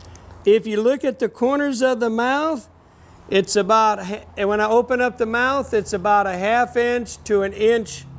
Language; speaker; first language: English; native; English